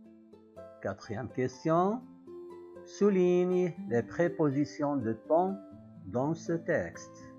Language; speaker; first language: French; non-native, local second language; Arabic